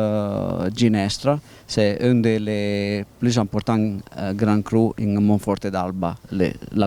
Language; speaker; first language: French; non-native, learner; Italian